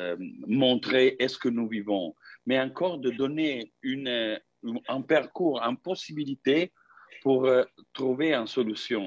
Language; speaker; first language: French; non-native, fluent; Italian